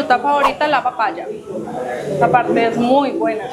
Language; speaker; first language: Spanish; native; Spanish